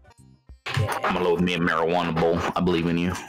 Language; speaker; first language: English; native; English